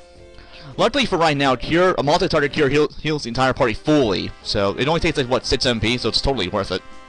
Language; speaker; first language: English; native; English